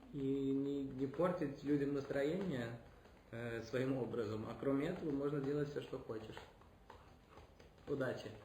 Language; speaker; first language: Russian; early bilingual, heritage; Russian